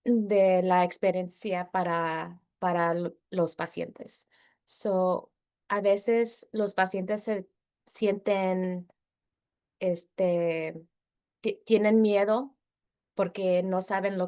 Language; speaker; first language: Spanish; early bilingual, heritage; Spanish